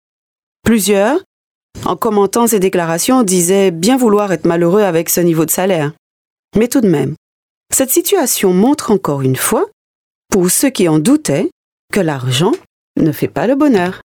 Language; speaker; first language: French; native; French